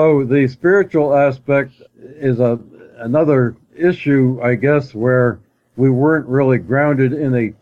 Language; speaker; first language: English; native; English